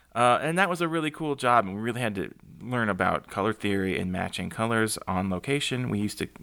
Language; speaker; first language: English; native; English